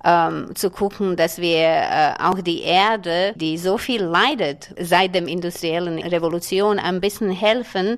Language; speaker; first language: German; non-native, fluent; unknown